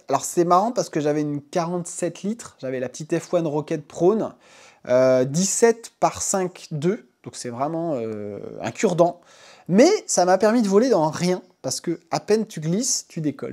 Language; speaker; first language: French; native; French